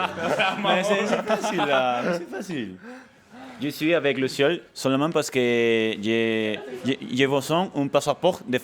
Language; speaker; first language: French; non-native, learner; Spanish